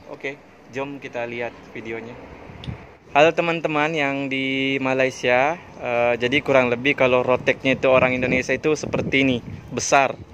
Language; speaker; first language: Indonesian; native; Indonesian